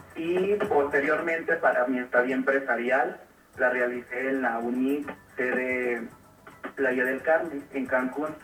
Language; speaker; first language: Spanish; native; Spanish